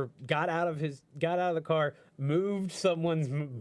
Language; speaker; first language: English; native; English